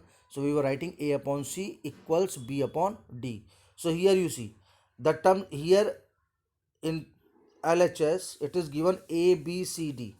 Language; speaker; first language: English; non-native, local second language; Hindi